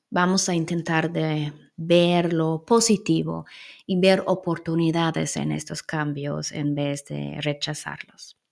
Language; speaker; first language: Spanish; non-native, fluent; German